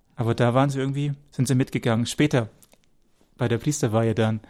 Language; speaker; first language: German; native; German